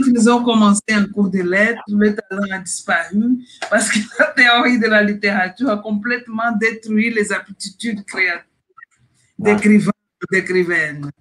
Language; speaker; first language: French; non-native, fluent; Portuguese